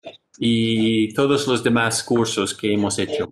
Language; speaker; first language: Spanish; non-native, fluent; English